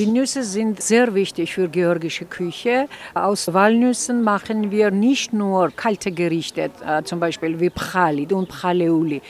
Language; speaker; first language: German; non-native, fluent; Georgian